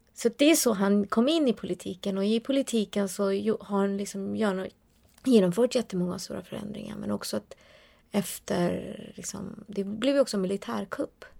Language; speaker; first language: Swedish; early bilingual, other home language; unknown